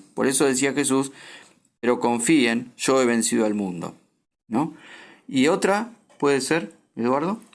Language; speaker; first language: Spanish; native; Spanish